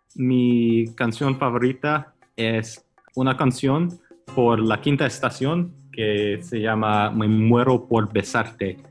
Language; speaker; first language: Spanish; non-native, fluent; Chinese